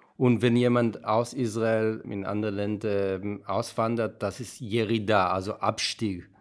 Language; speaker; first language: German; non-native, fluent; Hebrew